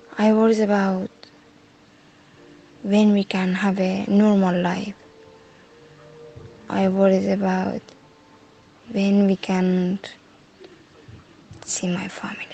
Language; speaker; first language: English; non-native, learner; Persian